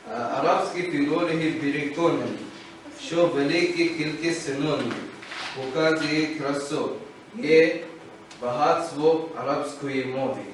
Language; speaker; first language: Ukrainian; non-native, learner; Arabic